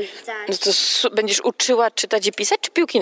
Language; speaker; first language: Polish; native; Polish